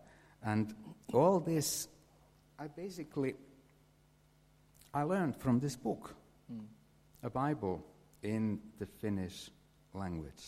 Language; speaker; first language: English; non-native, fluent; Finnish